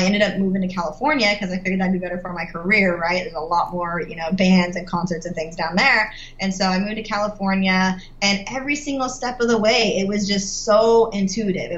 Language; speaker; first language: English; native; English